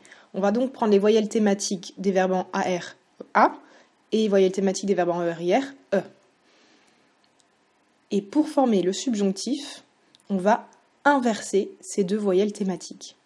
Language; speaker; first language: French; native; French